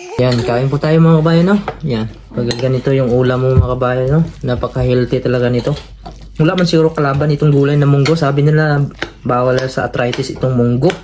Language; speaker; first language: Filipino; non-native, local second language; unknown